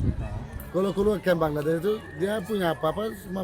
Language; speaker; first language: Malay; non-native, learner; Rohingya